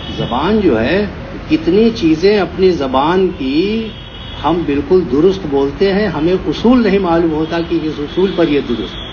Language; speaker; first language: Urdu; native; Urdu